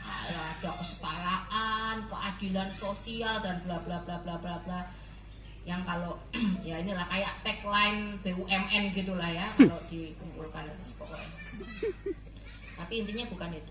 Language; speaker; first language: Indonesian; native; Indonesian